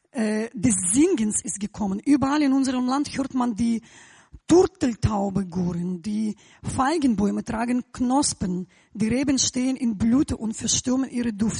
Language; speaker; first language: German; non-native, fluent; Russian